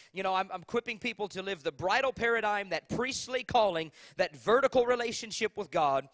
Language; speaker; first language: English; native; English